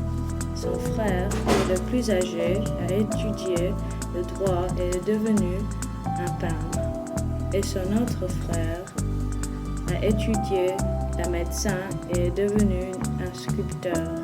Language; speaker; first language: French; non-native, learner; English